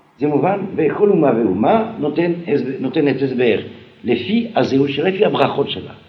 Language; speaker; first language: Hebrew; non-native, fluent; French